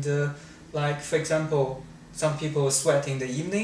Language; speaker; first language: English; non-native, fluent; Chinese